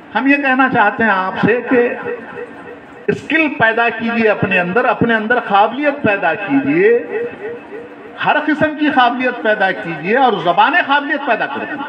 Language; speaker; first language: Urdu; native; Urdu